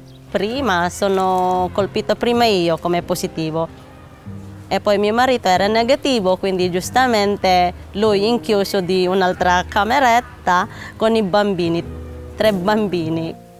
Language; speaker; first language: Italian; non-native, learner; Filipino